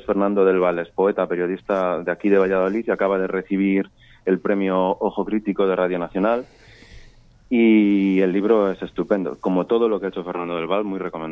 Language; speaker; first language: Spanish; native; Spanish